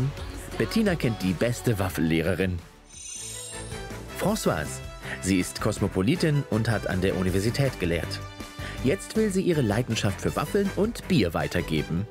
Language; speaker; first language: German; native; German